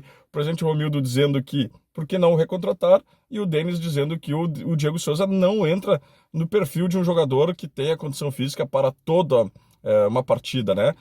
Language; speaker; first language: Portuguese; native; Portuguese